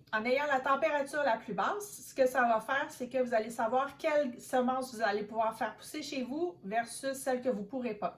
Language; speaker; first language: French; native; French